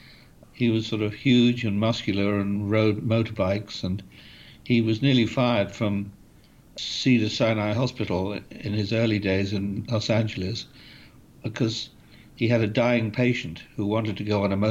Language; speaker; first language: English; native; English